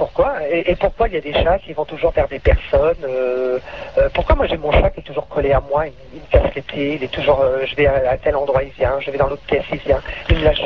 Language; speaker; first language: French; native; French